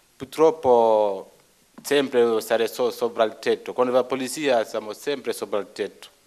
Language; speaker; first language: Italian; non-native, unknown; Luo (Kenya and Tanzania)